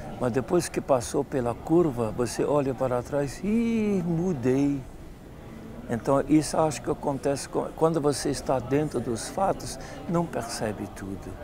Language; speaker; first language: Portuguese; non-native, fluent; Dutch